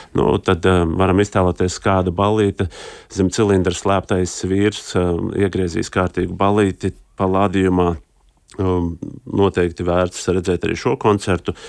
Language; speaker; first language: Latvian; native; Latvian